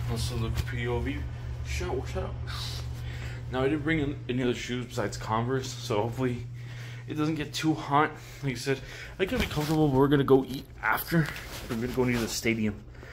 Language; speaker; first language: English; early bilingual, other home language; Spanish